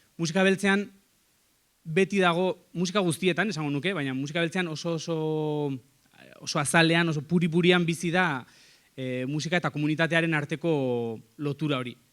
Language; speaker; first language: Basque; native; Basque